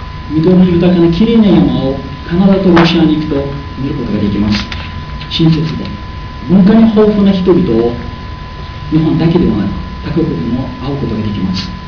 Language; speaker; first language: Japanese; non-native, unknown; Uzbek